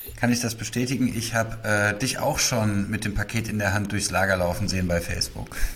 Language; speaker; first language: German; native; German